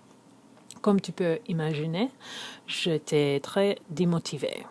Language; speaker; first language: French; non-native, learner; English